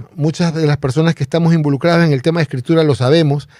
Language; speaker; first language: Spanish; native; Spanish